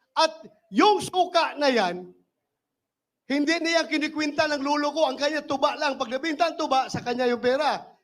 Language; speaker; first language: Filipino; non-native, local second language; Cebuano